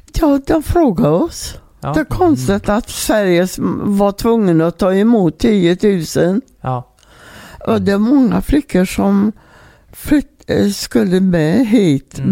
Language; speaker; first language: Swedish; non-native, fluent; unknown